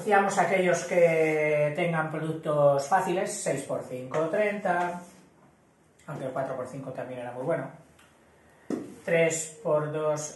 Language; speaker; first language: Spanish; native; Spanish